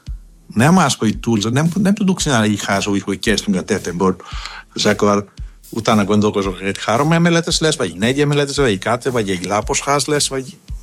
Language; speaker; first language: Hungarian; non-native, fluent; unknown